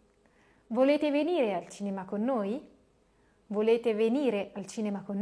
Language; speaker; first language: Italian; non-native, fluent; French